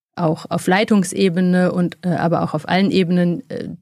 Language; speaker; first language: German; native; German